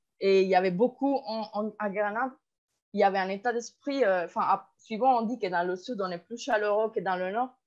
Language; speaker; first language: French; non-native, fluent; Spanish